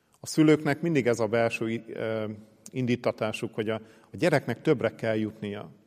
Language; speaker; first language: Hungarian; native; Hungarian